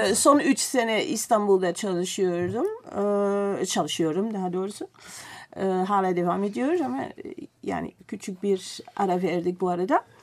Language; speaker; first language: Turkish; non-native, fluent; Dutch